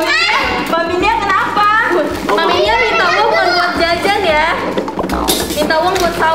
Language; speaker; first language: Indonesian; native; Indonesian